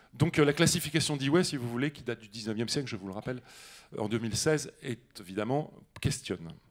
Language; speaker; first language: French; native; French